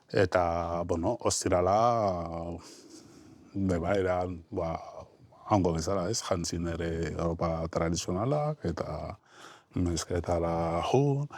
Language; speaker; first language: Basque; non-native, learner; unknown